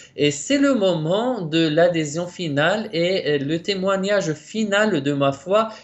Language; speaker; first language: French; non-native, local second language; Arabic